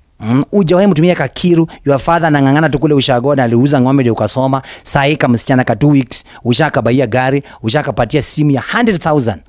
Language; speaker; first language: Swahili; non-native, local second language; Luyia